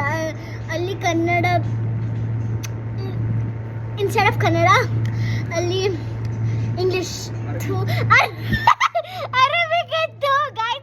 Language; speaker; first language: Kannada; early bilingual, heritage; Kannada